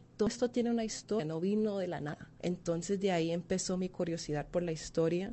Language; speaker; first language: Spanish; early bilingual, heritage; Spanish